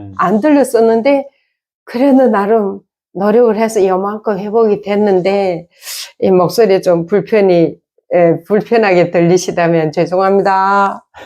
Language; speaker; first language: Korean; native; Korean